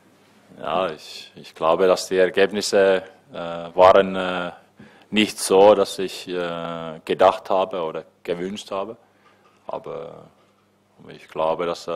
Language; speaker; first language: German; non-native, fluent; Finnish